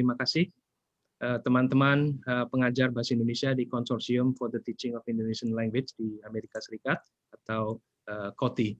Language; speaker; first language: Indonesian; native; Indonesian